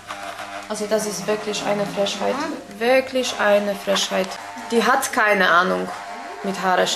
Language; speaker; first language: German; non-native, fluent; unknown